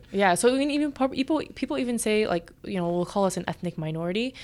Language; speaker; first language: English; early bilingual, other home language; Chinese